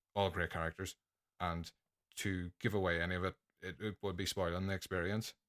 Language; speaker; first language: English; native; English